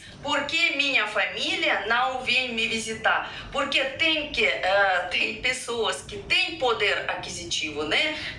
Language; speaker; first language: Portuguese; non-native, fluent; Russian